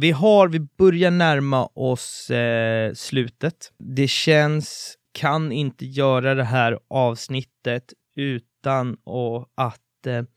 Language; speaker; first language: Swedish; native; Swedish